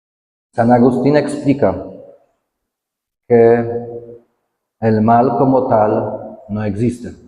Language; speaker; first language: Spanish; non-native, fluent; Polish